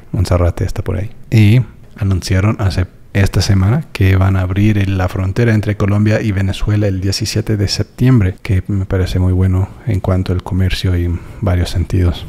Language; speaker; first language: Spanish; non-native, fluent; English